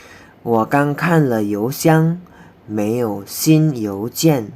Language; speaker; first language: Chinese; non-native, fluent; Indonesian